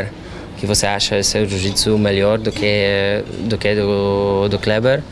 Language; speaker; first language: Portuguese; non-native, fluent; Polish